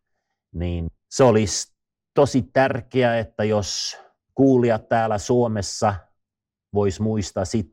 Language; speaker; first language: Finnish; non-native, fluent; Swedish